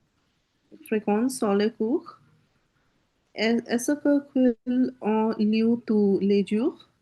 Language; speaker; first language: French; non-native, learner; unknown